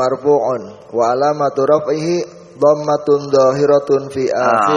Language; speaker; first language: Arabic; non-native, learner; Indonesian